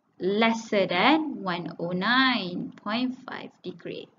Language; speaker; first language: English; non-native, local second language; Malay